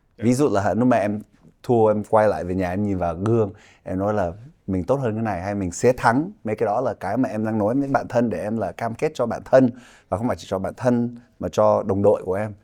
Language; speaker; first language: Vietnamese; early bilingual, heritage; Vietnamese